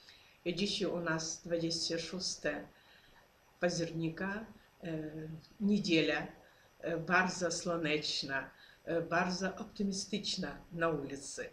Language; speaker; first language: Polish; non-native, fluent; Ukrainian